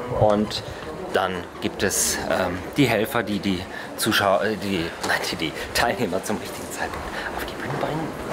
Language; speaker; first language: German; native; German